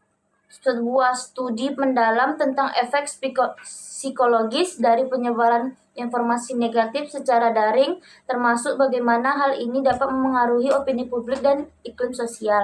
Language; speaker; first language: Indonesian; native; Indonesian